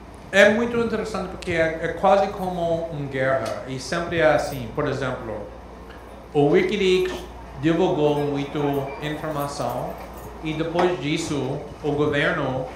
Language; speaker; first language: Portuguese; non-native, fluent; English